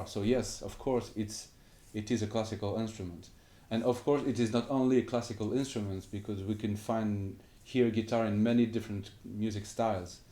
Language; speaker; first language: English; non-native, fluent; French